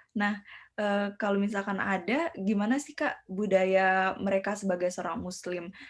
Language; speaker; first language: Indonesian; native; Indonesian